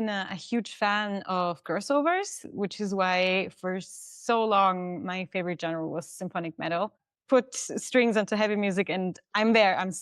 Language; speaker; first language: English; non-native, fluent; German